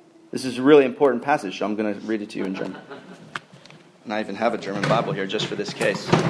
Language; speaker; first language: English; native; English